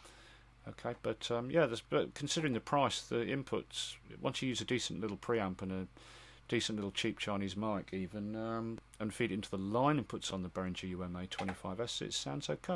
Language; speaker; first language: English; native; English